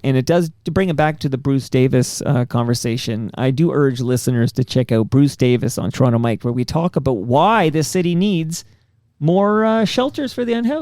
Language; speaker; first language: English; native; English